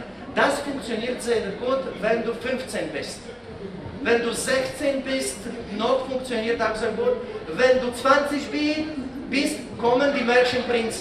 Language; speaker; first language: German; non-native, fluent; Polish